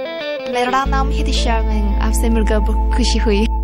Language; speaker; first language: Hindi; non-native, learner; Chinese